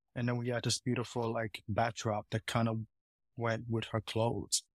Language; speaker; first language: English; early bilingual, heritage; Italian